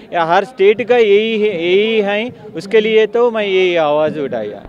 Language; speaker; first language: Hindi; non-native, local second language; Telugu